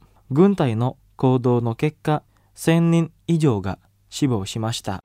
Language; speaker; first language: Japanese; non-native, fluent; Indonesian